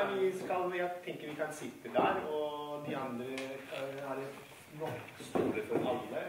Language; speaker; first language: Norwegian; non-native, fluent; Italian